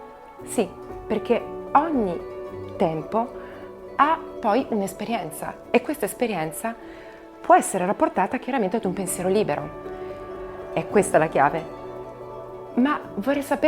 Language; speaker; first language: Italian; native; Italian